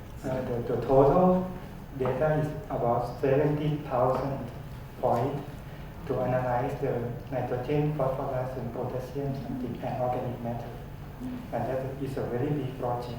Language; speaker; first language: English; non-native, learner; Thai